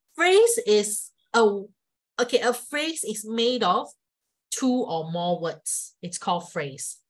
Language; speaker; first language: English; non-native, local second language; Chinese